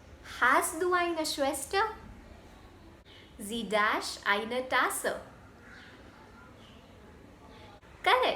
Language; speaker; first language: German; non-native, fluent; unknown